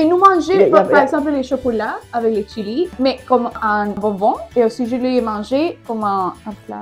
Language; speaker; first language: French; non-native, learner; Spanish